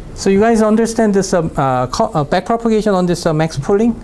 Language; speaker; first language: English; non-native, fluent; Korean